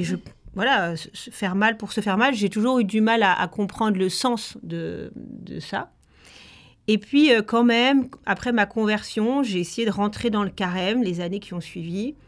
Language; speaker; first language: French; native; French